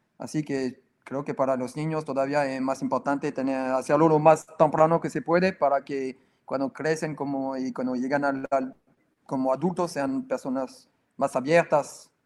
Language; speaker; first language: Spanish; non-native, fluent; French